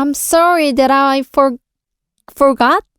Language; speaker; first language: English; non-native, learner; Korean